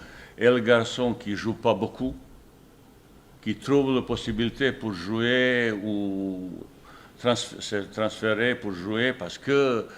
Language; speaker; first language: French; non-native, fluent; Bosnian